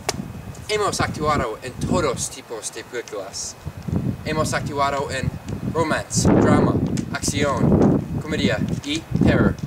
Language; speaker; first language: Spanish; non-native, learner; English